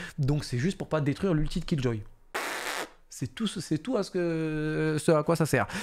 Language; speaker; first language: French; native; French